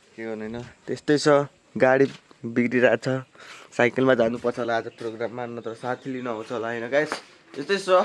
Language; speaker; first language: Nepali; non-native, local second language; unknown